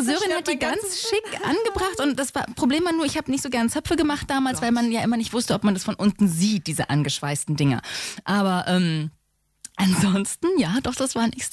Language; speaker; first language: German; native; German